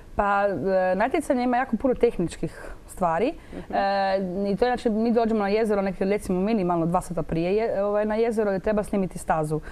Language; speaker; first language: Croatian; native; Croatian